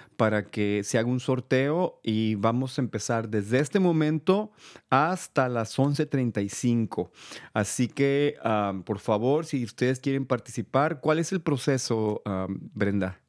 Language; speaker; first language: Spanish; native; Spanish